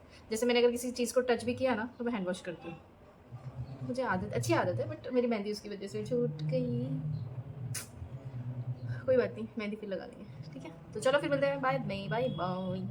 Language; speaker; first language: Hindi; native; Hindi